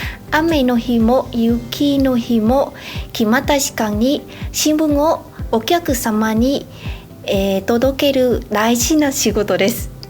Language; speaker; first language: Japanese; non-native, learner; Vietnamese